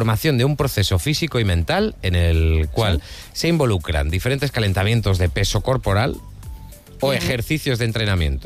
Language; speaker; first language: Spanish; native; Spanish